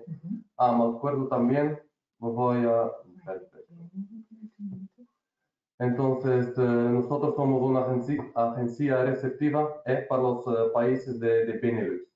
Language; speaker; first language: Spanish; non-native, learner; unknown